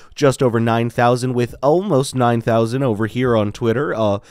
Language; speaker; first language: English; native; English